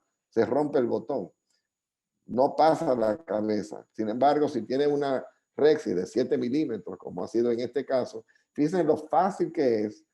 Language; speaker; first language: Spanish; native; Spanish